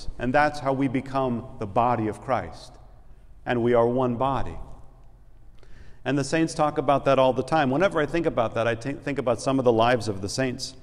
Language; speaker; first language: English; native; English